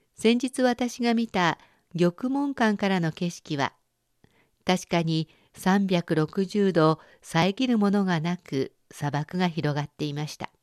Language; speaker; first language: Japanese; native; Japanese